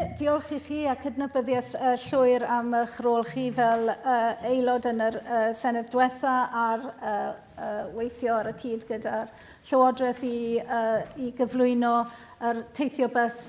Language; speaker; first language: Welsh; native; Welsh